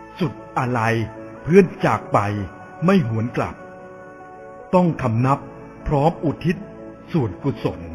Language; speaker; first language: Thai; native; Thai